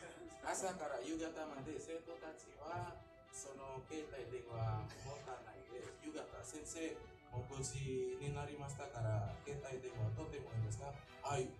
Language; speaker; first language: Japanese; non-native, learner; Indonesian